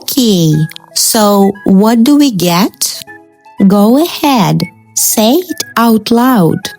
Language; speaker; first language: English; non-native, fluent; Russian